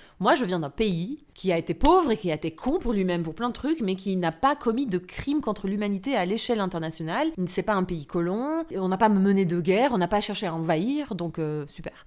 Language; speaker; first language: French; non-native, fluent; Albanian